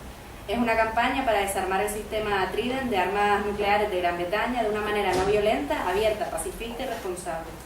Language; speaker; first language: Spanish; native; Spanish